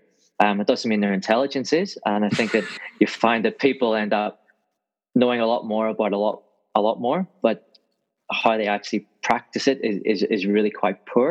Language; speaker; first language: English; native; English